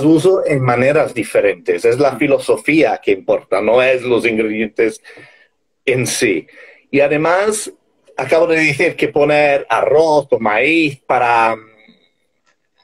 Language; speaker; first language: Spanish; non-native, fluent; English